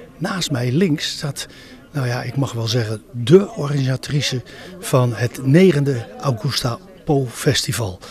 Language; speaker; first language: Dutch; native; Dutch